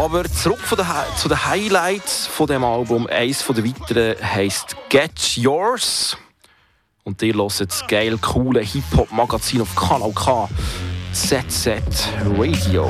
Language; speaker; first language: German; native; German